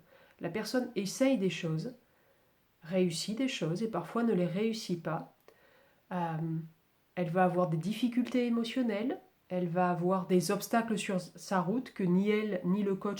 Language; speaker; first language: French; native; French